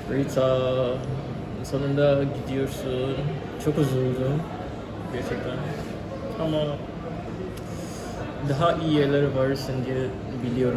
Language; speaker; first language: Turkish; non-native, fluent; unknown